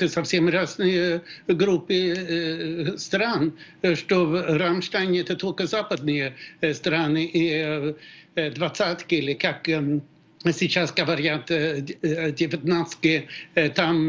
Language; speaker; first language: Russian; non-native, fluent; Swedish